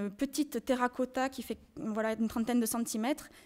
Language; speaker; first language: French; native; French